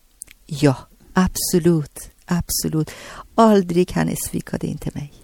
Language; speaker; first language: Swedish; non-native, learner; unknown